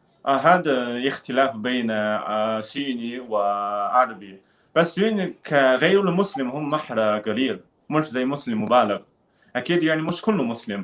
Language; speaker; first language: Arabic; non-native, learner; Chinese